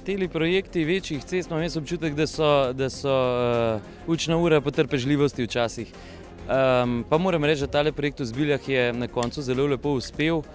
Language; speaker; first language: Slovenian; native; Slovenian